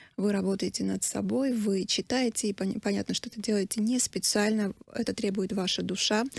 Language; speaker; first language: Russian; non-native, local second language; Armenian